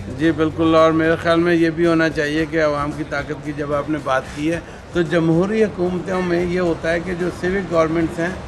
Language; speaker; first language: Urdu; native; Urdu